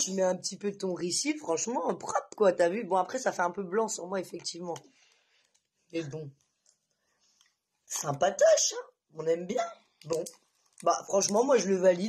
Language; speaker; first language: French; native; French